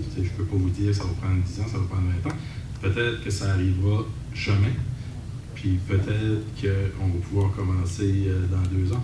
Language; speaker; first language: French; native; French